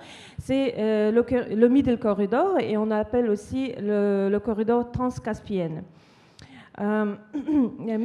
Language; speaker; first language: French; non-native, fluent; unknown